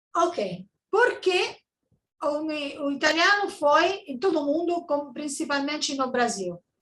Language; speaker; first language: Portuguese; non-native, learner; Italian